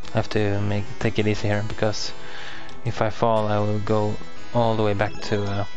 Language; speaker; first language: English; non-native, fluent; Swedish